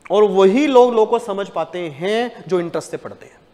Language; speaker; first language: Hindi; native; Hindi